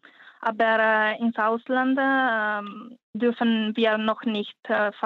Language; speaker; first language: German; non-native, learner; Italian